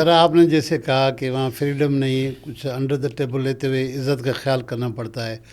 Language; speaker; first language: Urdu; non-native, local second language; Sindhi